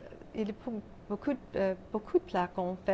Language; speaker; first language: French; non-native, local second language; English